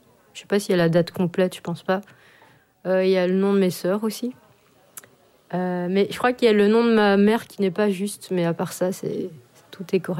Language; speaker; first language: French; native; French